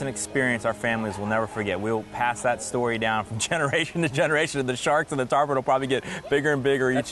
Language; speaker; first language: English; native; English